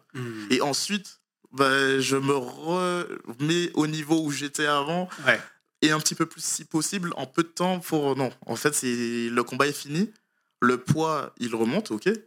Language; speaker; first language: French; native; French